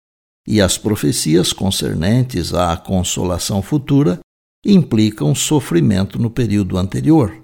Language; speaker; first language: Portuguese; native; Portuguese